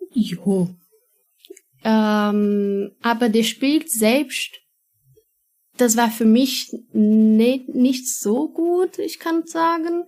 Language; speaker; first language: German; non-native, learner; Portuguese